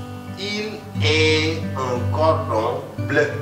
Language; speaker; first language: French; non-native, fluent; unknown